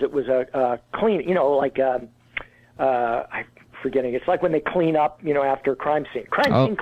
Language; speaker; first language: English; native; English